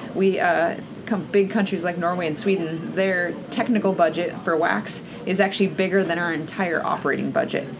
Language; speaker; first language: English; native; English